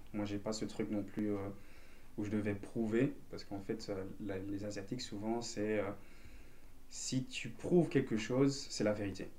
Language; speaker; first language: French; native; French